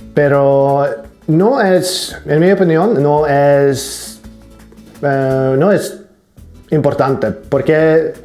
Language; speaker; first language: Spanish; non-native, learner; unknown